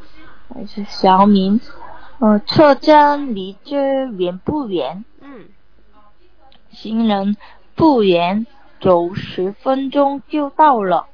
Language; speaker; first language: Chinese; non-native, learner; Korean